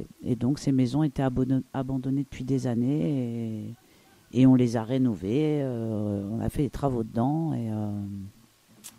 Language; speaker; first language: French; native; French